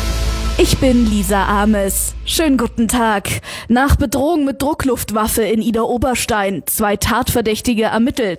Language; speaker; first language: German; native; German